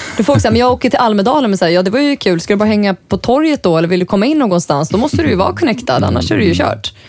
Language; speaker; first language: Swedish; native; Swedish